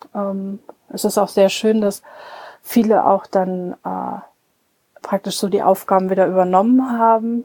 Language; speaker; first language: German; native; German